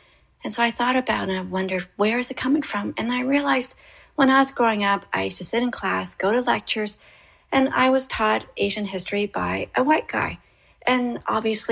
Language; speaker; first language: English; native; English